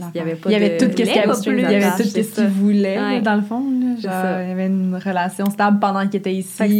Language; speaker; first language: French; native; French